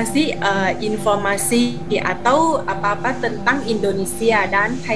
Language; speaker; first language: Indonesian; non-native, fluent; Thai